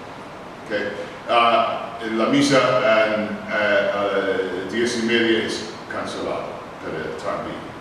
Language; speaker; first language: Spanish; non-native, learner; English